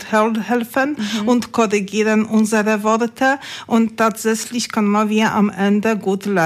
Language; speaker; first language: German; non-native, learner; Polish